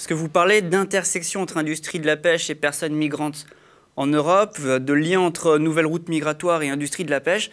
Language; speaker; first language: French; native; French